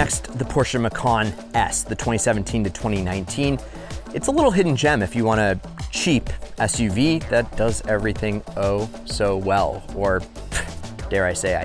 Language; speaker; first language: English; native; English